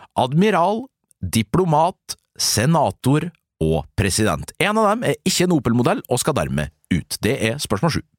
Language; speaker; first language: Norwegian; native; Norwegian